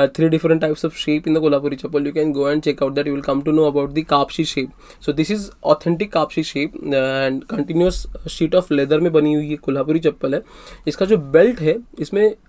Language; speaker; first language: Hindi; non-native, local second language; Marathi